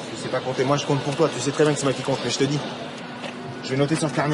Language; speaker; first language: French; native; French